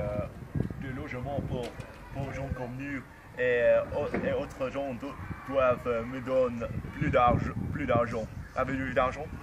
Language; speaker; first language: French; non-native, learner; English